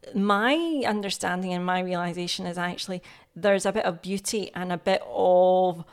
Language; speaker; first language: English; native; English